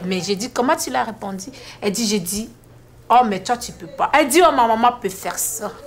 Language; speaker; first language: French; non-native, fluent; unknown